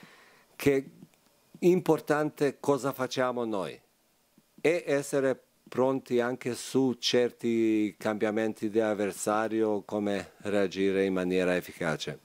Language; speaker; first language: Italian; non-native, fluent; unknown